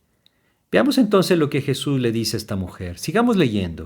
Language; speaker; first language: Spanish; native; Spanish